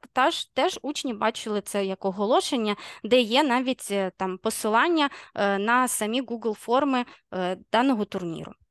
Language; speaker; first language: Ukrainian; native; Ukrainian